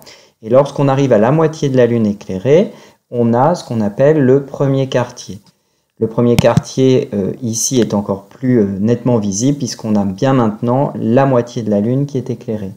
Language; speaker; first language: French; native; French